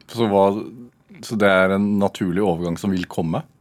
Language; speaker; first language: Norwegian; native; Norwegian